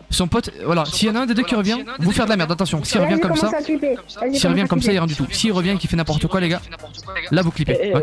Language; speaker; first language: French; native; French